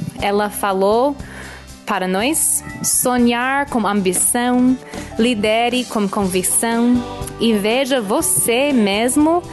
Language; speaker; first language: Portuguese; non-native, fluent; English